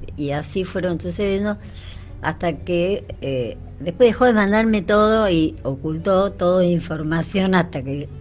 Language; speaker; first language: Spanish; native; Spanish